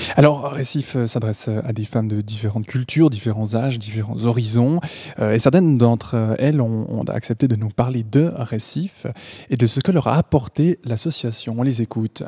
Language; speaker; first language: French; native; French